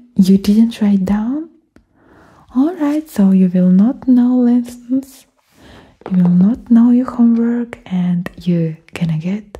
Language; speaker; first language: English; non-native, fluent; Ukrainian